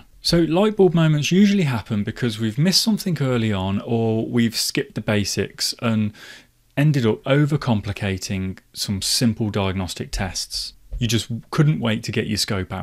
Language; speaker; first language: English; native; English